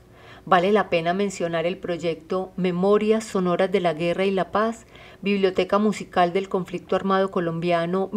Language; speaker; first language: Spanish; native; Spanish